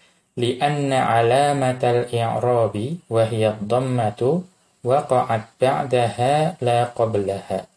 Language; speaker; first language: Arabic; non-native, fluent; Indonesian